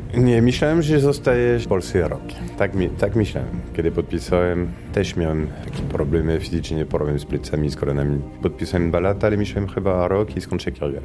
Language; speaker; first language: Polish; non-native, fluent; Italian